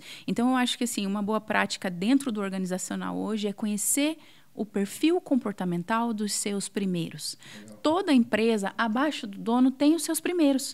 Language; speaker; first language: Portuguese; native; Portuguese